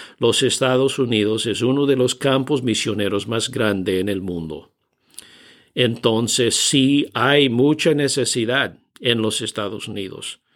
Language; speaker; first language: Spanish; non-native, fluent; English